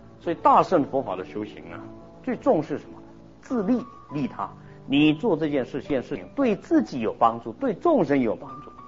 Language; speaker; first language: Chinese; early bilingual, heritage; Chinese